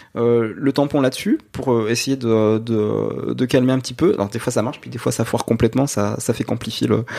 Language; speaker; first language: French; native; French